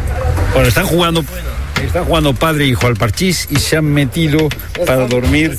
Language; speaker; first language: Spanish; native; Spanish